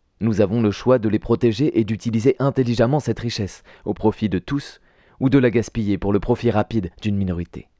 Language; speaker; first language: French; native; French